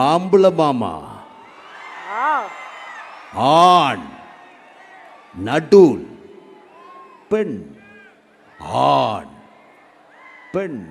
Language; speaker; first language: Tamil; non-native, learner; Malayalam